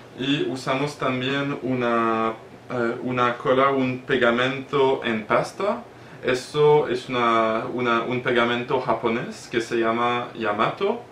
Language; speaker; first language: Spanish; non-native, learner; French